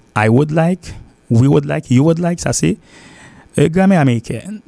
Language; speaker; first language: English; non-native, fluent; Haitian Creole